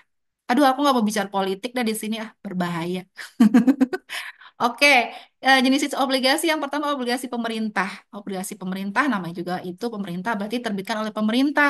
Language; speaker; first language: Indonesian; native; Indonesian